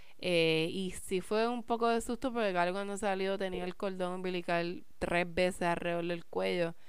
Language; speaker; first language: Spanish; early bilingual, heritage; Spanish